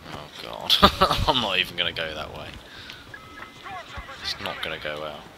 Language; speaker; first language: English; native; English